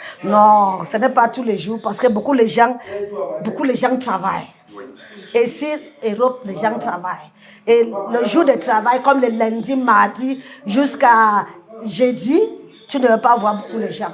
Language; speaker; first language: French; non-native, learner; English